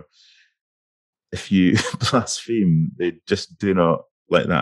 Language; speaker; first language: English; native; English